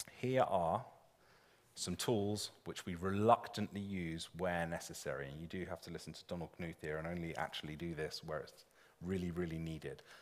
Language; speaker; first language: English; native; English